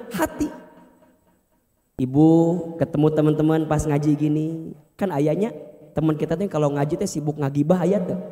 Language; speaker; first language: Indonesian; native; Indonesian